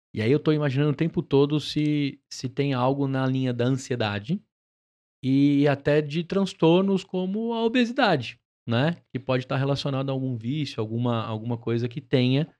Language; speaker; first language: Portuguese; native; Portuguese